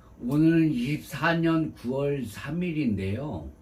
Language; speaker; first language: Korean; native; Korean